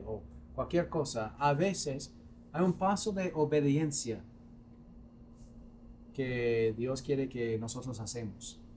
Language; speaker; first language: Spanish; non-native, fluent; English